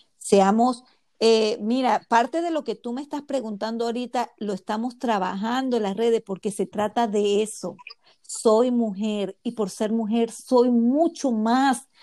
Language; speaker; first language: Spanish; native; Spanish